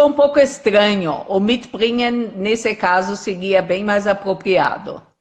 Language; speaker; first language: Portuguese; non-native, fluent; German